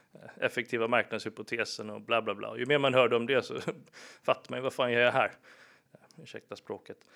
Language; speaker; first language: Swedish; early bilingual, other home language; English